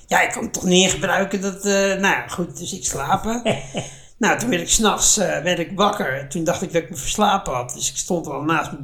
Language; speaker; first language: Dutch; native; Dutch